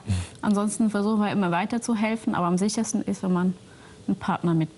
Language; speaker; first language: German; native; German